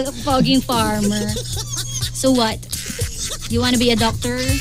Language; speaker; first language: English; non-native, local second language; Filipino